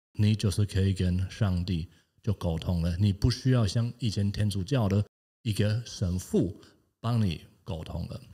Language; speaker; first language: Chinese; non-native, fluent; German